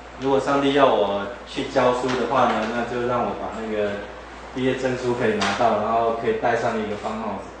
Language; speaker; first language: Chinese; native; Chinese